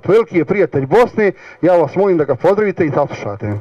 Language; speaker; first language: Croatian; native; Croatian